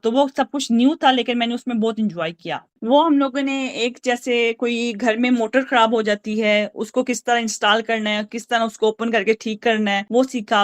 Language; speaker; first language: Urdu; native; Urdu